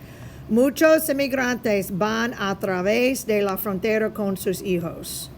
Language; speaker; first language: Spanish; non-native, fluent; English